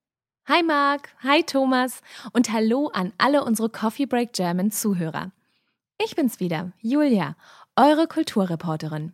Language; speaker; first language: German; native; German